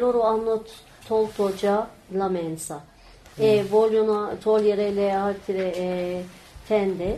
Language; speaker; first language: Italian; non-native, learner; Turkish